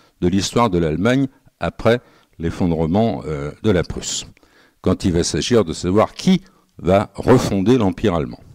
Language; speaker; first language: French; native; French